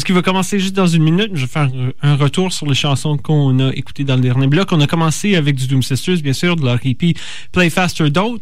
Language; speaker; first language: French; native; French